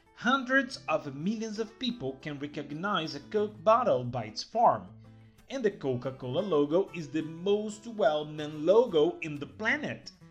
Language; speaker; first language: English; non-native, fluent; Portuguese